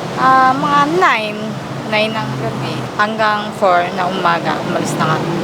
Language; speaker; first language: Filipino; non-native, local second language; Cebuano